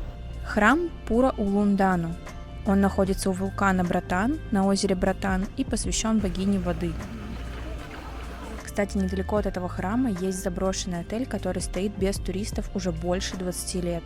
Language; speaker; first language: Russian; native; Russian